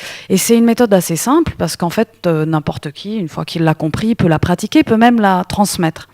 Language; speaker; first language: French; native; French